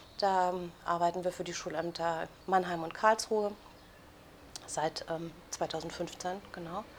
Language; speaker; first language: German; native; German